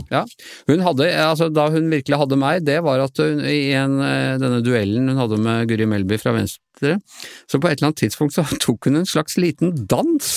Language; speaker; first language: Norwegian; native; Norwegian